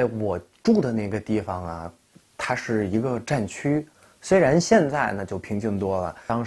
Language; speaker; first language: Chinese; non-native, fluent; Russian